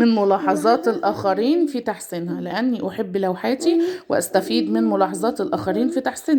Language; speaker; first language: Arabic; native; Arabic